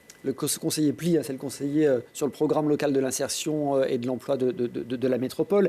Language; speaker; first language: French; native; French